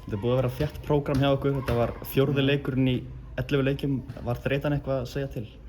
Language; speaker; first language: Icelandic; native; Icelandic